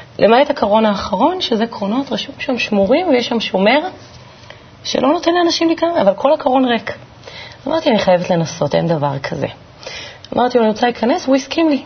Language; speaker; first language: Hebrew; native; Hebrew